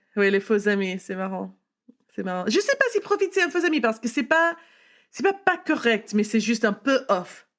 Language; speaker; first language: French; non-native, fluent; English